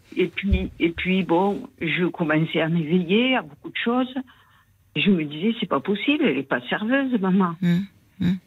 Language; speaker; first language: French; native; French